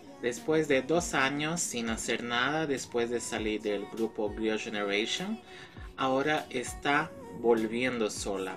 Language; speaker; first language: Spanish; non-native, fluent; Portuguese